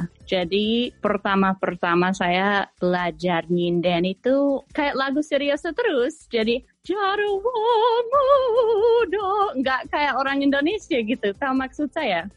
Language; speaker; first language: Indonesian; non-native, fluent; English